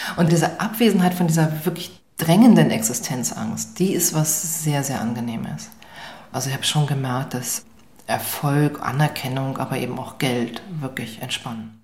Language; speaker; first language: German; native; German